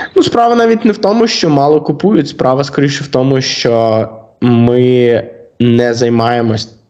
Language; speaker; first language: Ukrainian; native; Ukrainian